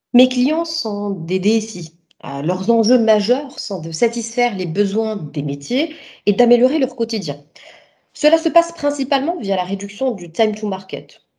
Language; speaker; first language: French; non-native, local second language; Arabic